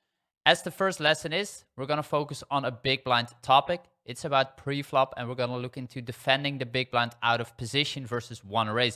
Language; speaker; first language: English; non-native, fluent; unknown